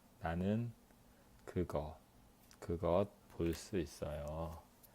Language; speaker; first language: Korean; non-native, learner; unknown